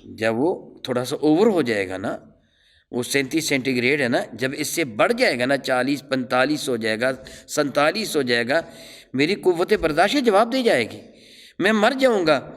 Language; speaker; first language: Urdu; non-native, local second language; Punjabi